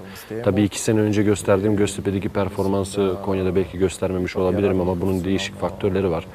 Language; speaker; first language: Turkish; native; Turkish